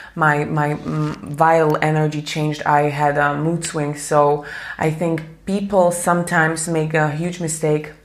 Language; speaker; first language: English; non-native, fluent; Slovak